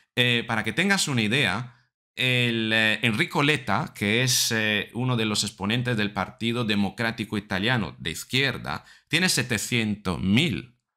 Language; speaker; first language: Spanish; non-native, fluent; Italian